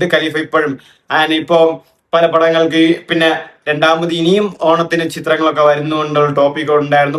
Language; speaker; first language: Malayalam; native; Malayalam